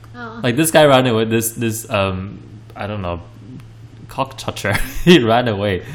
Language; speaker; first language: English; non-native, fluent; Chinese